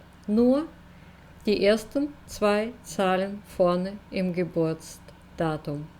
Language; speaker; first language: German; non-native, fluent; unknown